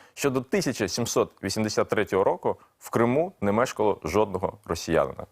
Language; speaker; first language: Ukrainian; non-native, local second language; Russian